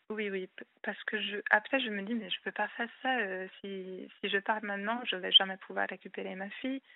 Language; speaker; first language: French; non-native, fluent; Hungarian